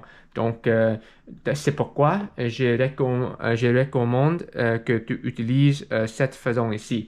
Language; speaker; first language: French; non-native, learner; English